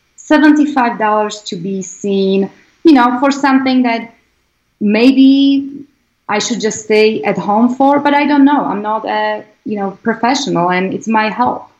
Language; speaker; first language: English; non-native, fluent; Slovak